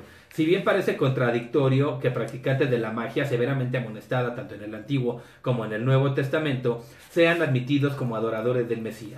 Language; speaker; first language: Spanish; native; Spanish